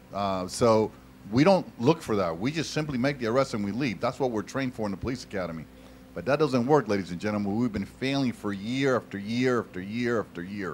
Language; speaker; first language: English; native; English